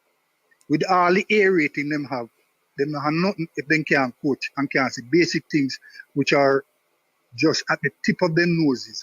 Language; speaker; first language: English; non-native, local second language; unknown